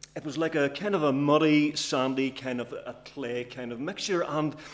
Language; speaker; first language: English; native; English